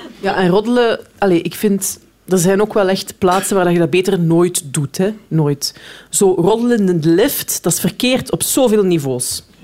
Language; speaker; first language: Dutch; native; Dutch